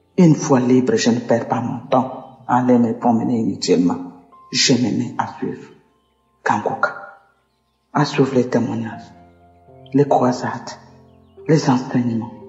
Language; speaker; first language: French; non-native, local second language; Lingala